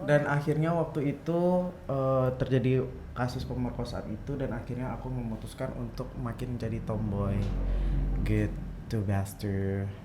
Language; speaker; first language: Indonesian; native; Indonesian